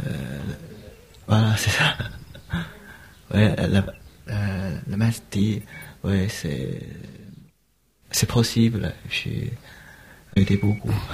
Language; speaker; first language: French; non-native, learner; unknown